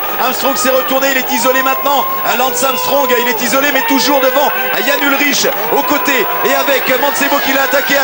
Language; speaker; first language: French; native; French